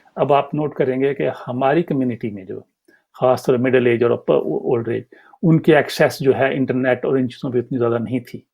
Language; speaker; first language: Urdu; native; Urdu